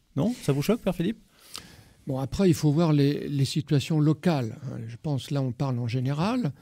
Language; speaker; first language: French; native; French